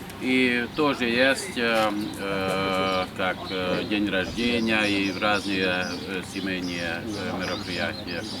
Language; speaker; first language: Russian; non-native, learner; Hungarian